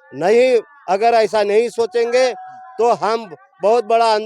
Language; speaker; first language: Hindi; non-native, local second language; Marathi